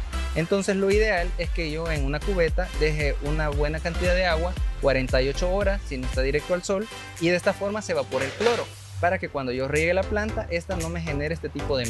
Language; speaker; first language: Spanish; native; Spanish